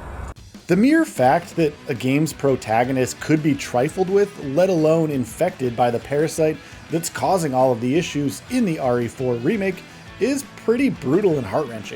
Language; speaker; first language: English; native; English